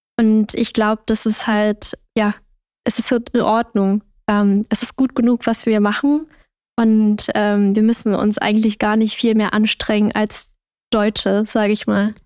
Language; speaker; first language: German; early bilingual, other home language; Vietnamese